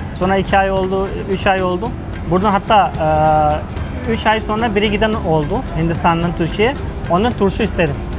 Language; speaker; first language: Turkish; non-native, fluent; Hindi